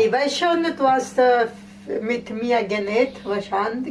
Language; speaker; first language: German; non-native, fluent; Italian